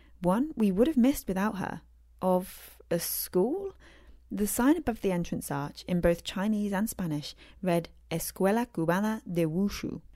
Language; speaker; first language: English; native; English